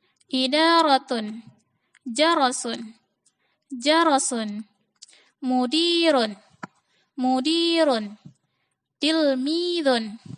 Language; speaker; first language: Arabic; non-native, fluent; Indonesian